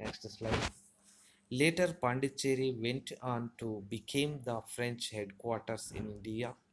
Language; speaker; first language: English; non-native, local second language; Telugu